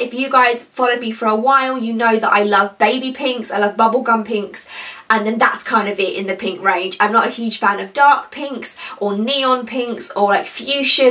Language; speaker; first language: English; native; English